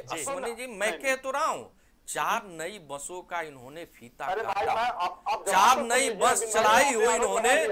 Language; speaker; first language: Hindi; native; Hindi